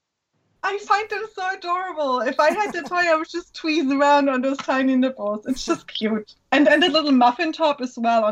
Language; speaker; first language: English; non-native, fluent; German